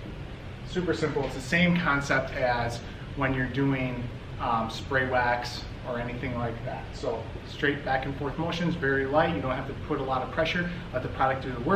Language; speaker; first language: English; native; English